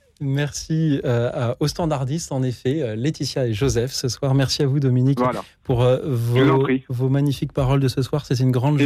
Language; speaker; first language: French; native; French